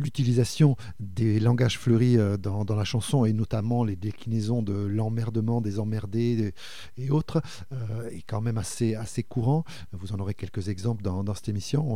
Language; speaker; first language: French; native; French